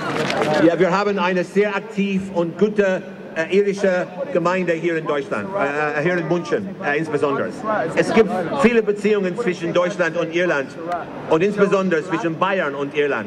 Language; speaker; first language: German; non-native, fluent; English